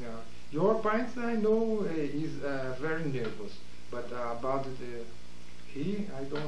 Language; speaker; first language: English; non-native, learner; Portuguese